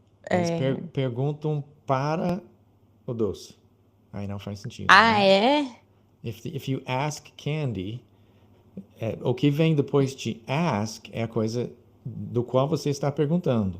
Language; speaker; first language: Portuguese; non-native, fluent; English